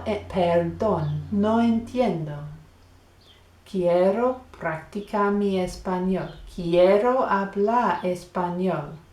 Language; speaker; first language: Spanish; non-native, fluent; English